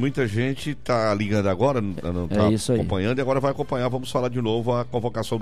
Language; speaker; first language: Portuguese; native; Portuguese